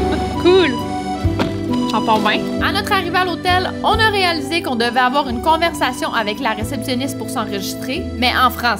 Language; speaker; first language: French; native; French